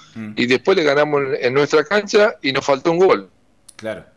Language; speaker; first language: Spanish; native; Spanish